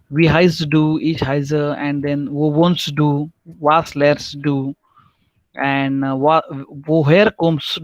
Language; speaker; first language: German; non-native, fluent; Hindi